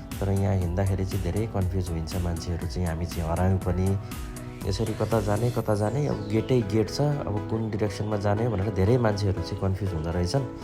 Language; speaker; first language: Nepali; native; Nepali